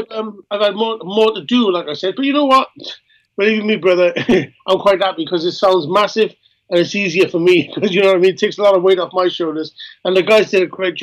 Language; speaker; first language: English; native; English